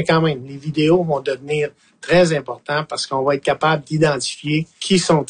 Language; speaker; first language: French; native; French